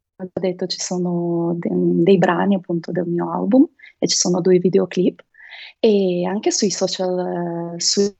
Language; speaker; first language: Italian; non-native, fluent; Russian